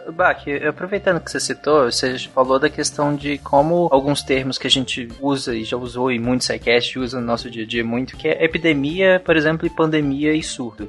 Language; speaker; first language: Portuguese; native; Portuguese